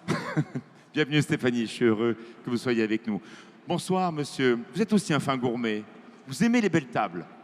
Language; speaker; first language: French; native; French